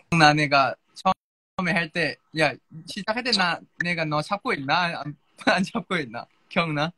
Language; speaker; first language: Korean; non-native, fluent; Thai